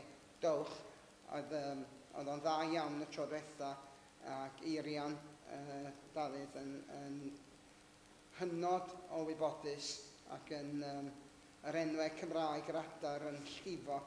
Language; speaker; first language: Welsh; native; Welsh